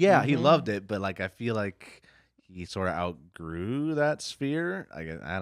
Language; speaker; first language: English; native; English